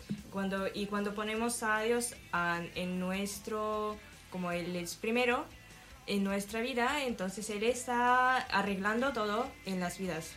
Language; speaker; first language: Spanish; non-native, learner; Ukrainian